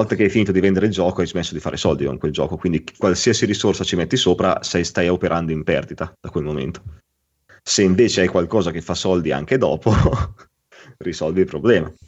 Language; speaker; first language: Italian; native; Italian